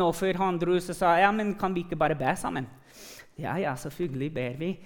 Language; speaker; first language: Norwegian; early bilingual, other home language; English